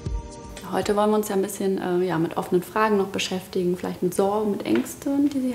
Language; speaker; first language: German; native; German